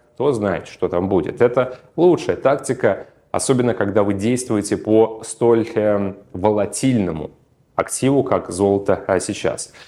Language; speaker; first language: Russian; native; Russian